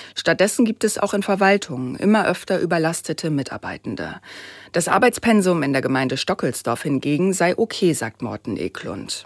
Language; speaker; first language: German; native; German